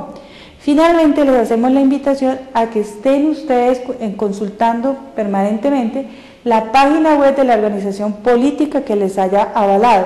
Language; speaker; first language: Spanish; native; Spanish